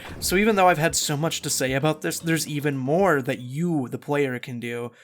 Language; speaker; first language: English; native; English